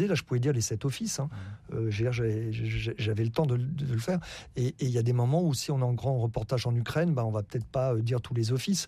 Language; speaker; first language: French; native; French